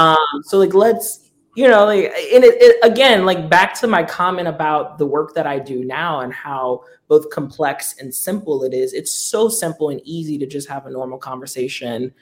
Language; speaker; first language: English; native; English